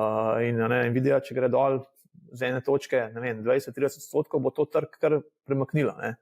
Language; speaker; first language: Slovenian; native; Slovenian